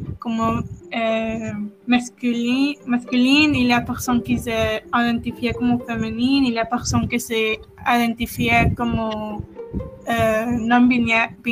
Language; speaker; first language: French; non-native, learner; Spanish